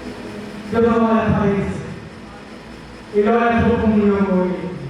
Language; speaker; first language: Portuguese; native; Portuguese